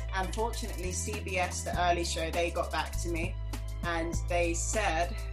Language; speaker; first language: English; native; English